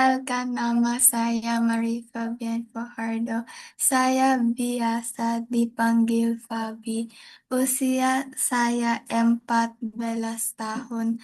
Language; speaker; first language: Indonesian; non-native, learner; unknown